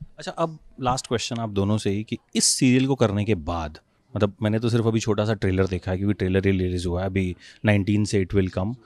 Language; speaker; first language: Hindi; native; Hindi